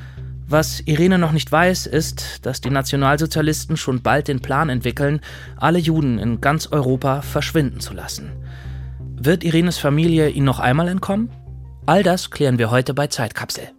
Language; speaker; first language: German; native; German